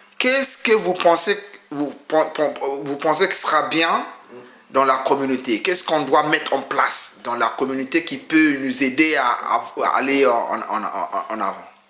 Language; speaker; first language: French; non-native, fluent; Akan